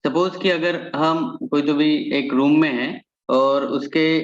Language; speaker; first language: Hindi; non-native, local second language; Marathi